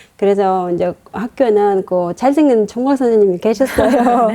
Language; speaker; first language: Korean; non-native, fluent; Mongolian